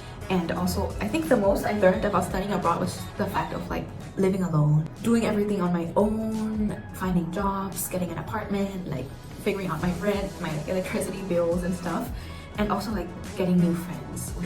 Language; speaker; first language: English; non-native, fluent; Thai